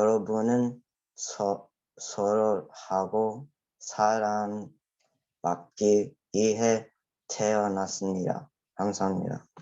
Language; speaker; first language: Korean; early bilingual, heritage; Korean